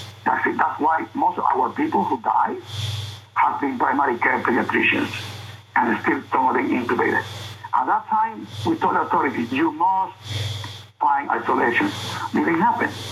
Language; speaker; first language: English; non-native, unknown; Spanish